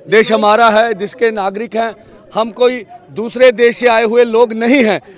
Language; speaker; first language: Hindi; non-native, local second language; Punjabi